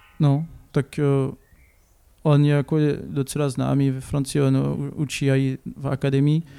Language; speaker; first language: Czech; non-native, learner; French